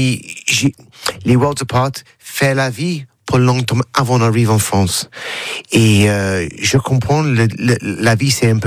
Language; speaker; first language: French; non-native, learner; English